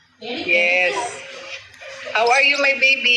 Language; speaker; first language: English; non-native, local second language; Filipino